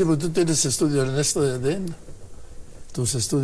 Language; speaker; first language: Spanish; native; Spanish